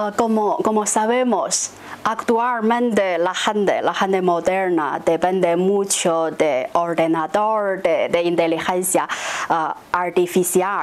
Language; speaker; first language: Spanish; non-native, fluent; Chinese